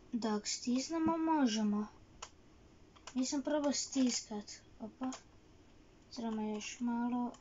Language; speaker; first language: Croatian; early bilingual, heritage; Croatian